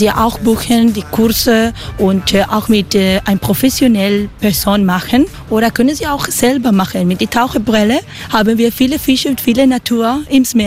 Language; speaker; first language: German; non-native, learner; Spanish